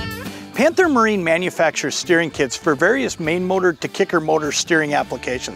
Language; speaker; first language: English; native; English